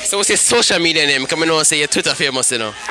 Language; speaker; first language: English; native; English